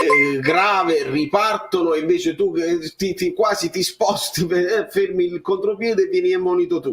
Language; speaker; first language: Italian; native; Italian